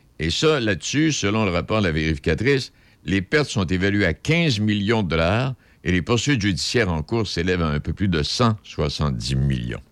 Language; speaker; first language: French; native; French